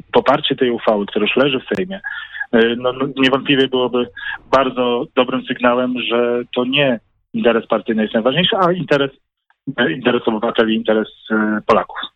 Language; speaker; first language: Polish; native; Polish